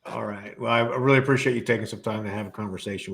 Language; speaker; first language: English; native; English